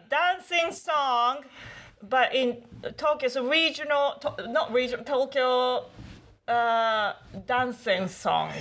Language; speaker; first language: English; non-native, learner; Japanese